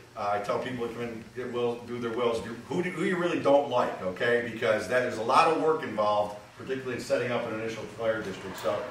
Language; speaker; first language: English; native; English